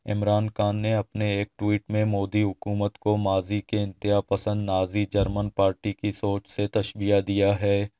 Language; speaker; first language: Urdu; non-native, local second language; Baluchi